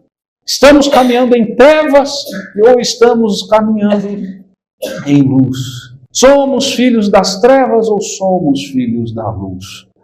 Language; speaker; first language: Portuguese; native; Portuguese